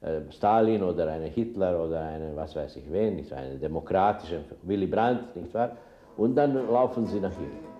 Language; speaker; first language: German; non-native, fluent; Serbian